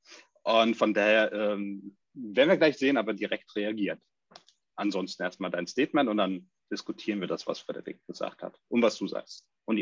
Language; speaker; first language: German; native; German